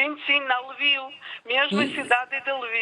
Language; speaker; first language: Portuguese; non-native, learner; Ukrainian